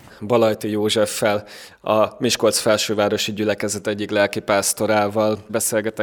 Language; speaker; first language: Hungarian; native; Hungarian